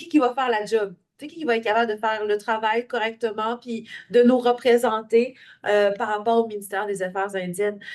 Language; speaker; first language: French; native; French